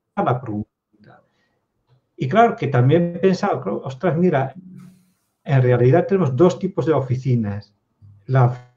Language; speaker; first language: Spanish; non-native, fluent; Dutch